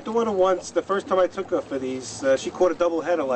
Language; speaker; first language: English; native; English